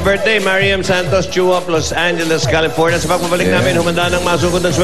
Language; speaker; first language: Filipino; native; Filipino